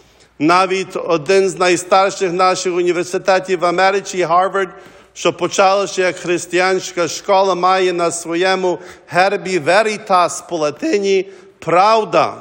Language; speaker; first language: Ukrainian; early bilingual, heritage; Ukrainian